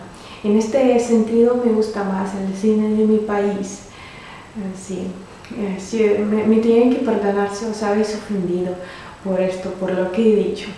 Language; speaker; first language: Spanish; non-native, fluent; Russian